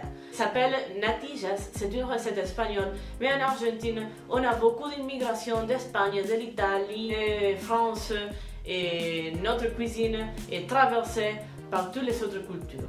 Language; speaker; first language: French; non-native, learner; Spanish